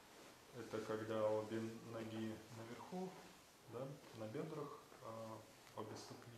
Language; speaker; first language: Russian; native; Russian